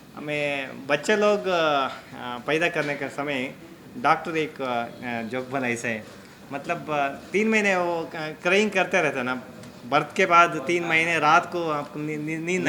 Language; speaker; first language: Hindi; non-native, local second language; Kannada